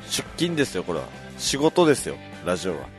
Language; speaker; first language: Japanese; native; Japanese